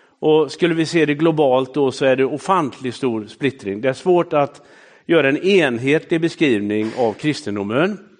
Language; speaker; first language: Swedish; native; Swedish